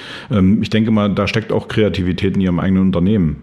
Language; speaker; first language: German; native; German